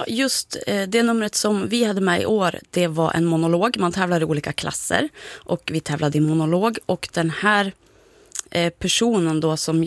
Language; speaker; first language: Swedish; native; Swedish